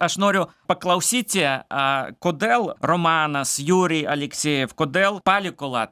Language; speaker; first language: Lithuanian; non-native, learner; Belarusian